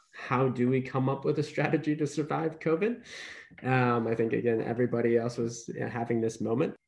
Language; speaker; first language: English; native; English